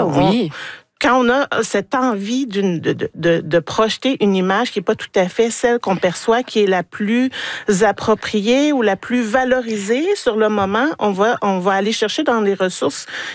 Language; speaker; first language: French; native; French